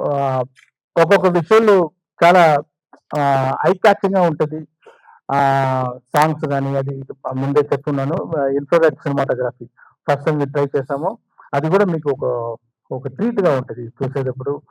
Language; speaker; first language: Telugu; non-native, fluent; Tamil